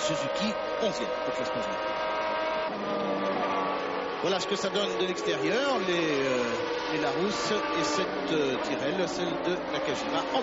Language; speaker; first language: French; native; French